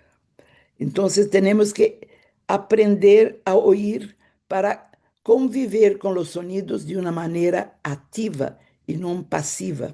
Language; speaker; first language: Spanish; non-native, fluent; Portuguese